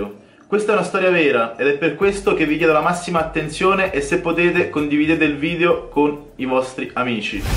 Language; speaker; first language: Italian; native; Italian